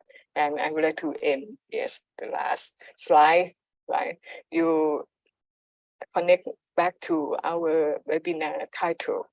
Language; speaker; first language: English; non-native, fluent; Thai